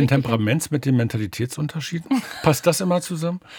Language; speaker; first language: German; native; German